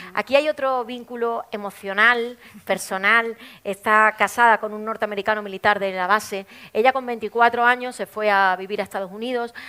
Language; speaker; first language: Spanish; native; Spanish